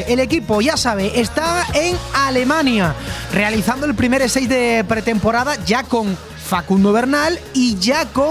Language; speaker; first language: Spanish; native; Spanish